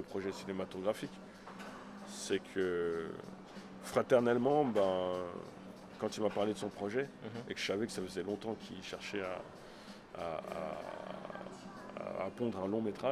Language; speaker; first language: French; native; French